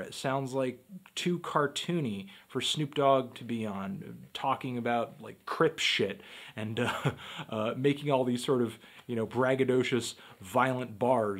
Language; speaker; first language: English; native; English